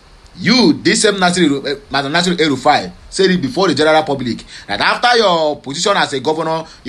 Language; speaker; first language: English; non-native, local second language; Igbo